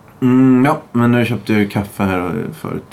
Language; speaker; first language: Swedish; native; Swedish